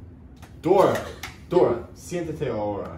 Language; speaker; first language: Spanish; non-native, learner; English